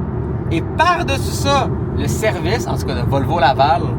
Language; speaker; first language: French; native; French